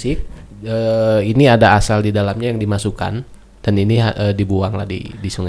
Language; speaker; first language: Indonesian; native; Indonesian